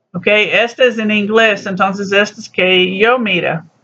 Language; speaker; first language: Spanish; non-native, learner; English